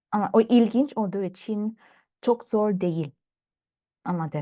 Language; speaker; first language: Turkish; non-native, learner; Thai